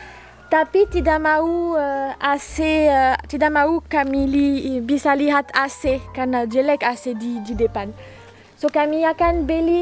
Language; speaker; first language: Indonesian; non-native, learner; French